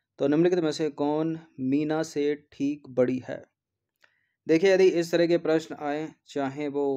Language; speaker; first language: Hindi; native; Hindi